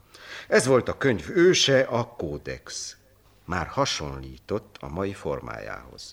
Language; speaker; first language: Hungarian; native; Hungarian